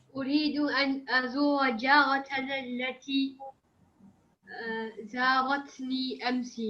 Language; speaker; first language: Arabic; non-native, learner; English